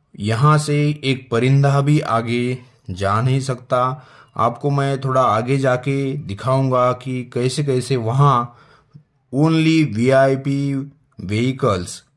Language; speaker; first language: Hindi; non-native, local second language; Marathi